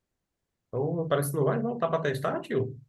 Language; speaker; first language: Portuguese; native; Portuguese